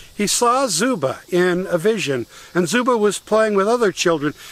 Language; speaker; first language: English; native; English